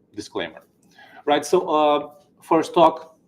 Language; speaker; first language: English; non-native, fluent; Romanian